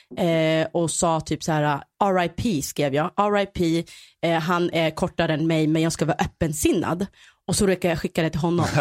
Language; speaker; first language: Swedish; early bilingual, other home language; Somali